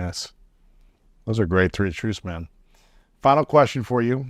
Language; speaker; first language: English; native; English